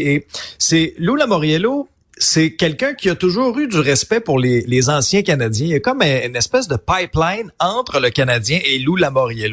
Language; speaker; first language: French; native; French